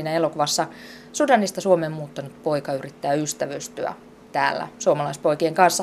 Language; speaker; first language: Finnish; native; Finnish